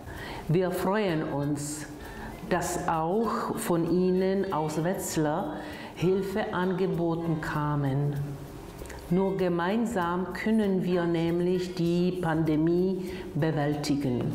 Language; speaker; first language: German; non-native, fluent; Czech